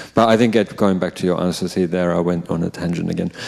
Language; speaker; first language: English; non-native, fluent; Finnish